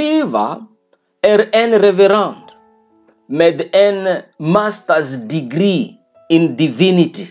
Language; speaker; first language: Swedish; non-native, fluent; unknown